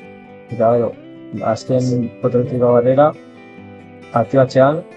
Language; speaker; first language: Basque; non-native, local second language; Spanish